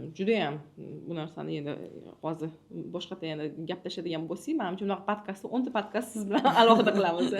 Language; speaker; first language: Uzbek; native; Uzbek